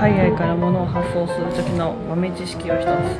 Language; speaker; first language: Japanese; native; Japanese